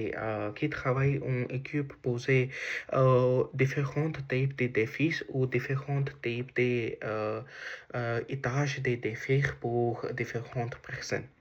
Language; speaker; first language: French; non-native, learner; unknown